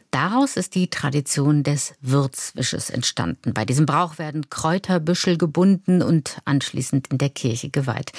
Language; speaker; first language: German; native; German